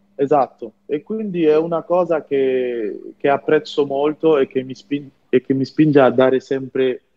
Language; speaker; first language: Italian; non-native, fluent; French